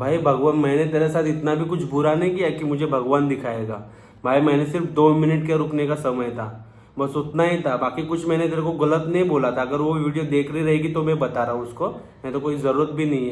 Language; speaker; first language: Hindi; non-native, local second language; Marathi